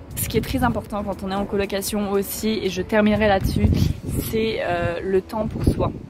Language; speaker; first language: French; native; French